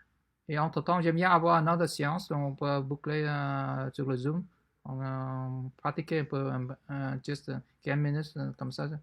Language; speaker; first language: French; non-native, fluent; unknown